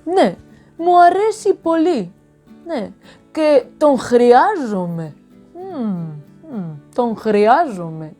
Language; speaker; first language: Greek; non-native, learner; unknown